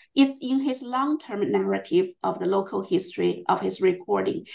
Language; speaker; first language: English; non-native, fluent; Chinese